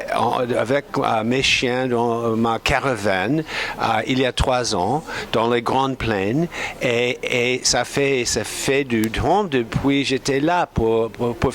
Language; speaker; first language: French; non-native, fluent; English